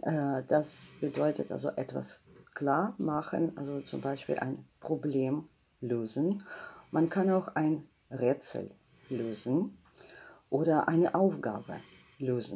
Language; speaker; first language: German; non-native, fluent; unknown